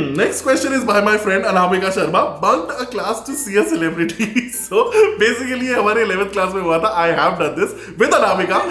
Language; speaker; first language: Hindi; native; Hindi